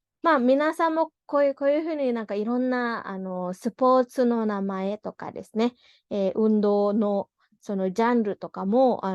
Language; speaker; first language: Japanese; non-native, fluent; Indonesian